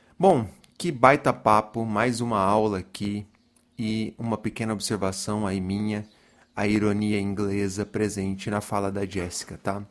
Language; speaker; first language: Portuguese; native; Portuguese